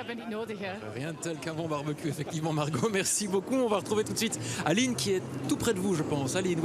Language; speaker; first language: French; native; French